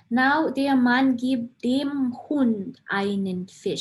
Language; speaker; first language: German; non-native, fluent; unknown